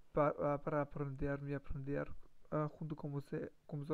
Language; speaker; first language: Spanish; non-native, learner; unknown